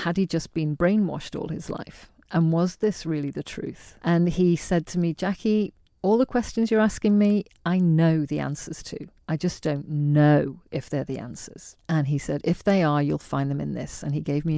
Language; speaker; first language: English; native; English